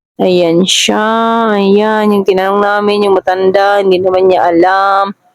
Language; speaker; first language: Filipino; non-native, local second language; Cebuano